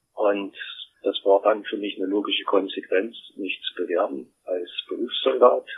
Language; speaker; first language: German; native; German